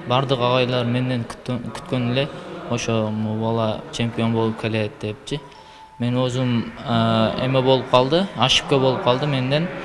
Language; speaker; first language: Kyrgyz; non-native, local second language; Uzbek